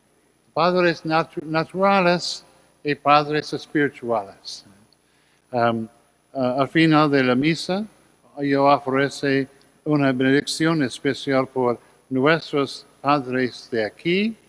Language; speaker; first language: Spanish; non-native, learner; English